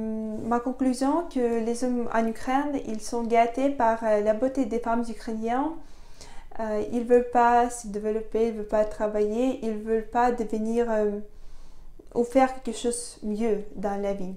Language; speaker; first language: French; non-native, fluent; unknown